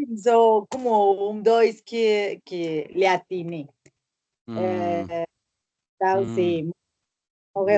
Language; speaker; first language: Portuguese; non-native, learner; Spanish